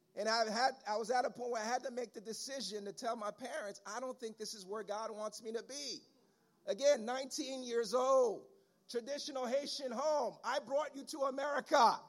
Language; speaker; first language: English; early bilingual, other home language; Haitian Creole